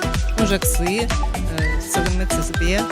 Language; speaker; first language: Kazakh; non-native, learner; Russian